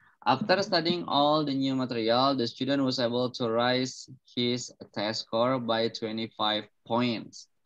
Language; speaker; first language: English; non-native, fluent; Indonesian